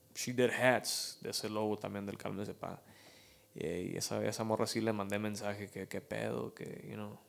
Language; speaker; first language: Spanish; early bilingual, heritage; Spanish